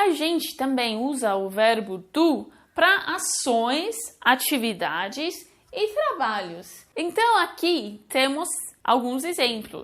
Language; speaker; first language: Portuguese; non-native, fluent; English